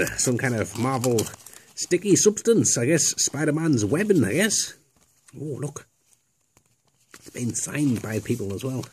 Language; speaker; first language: English; native; English